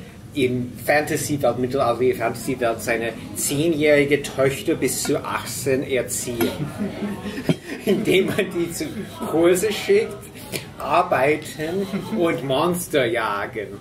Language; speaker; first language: German; non-native, fluent; English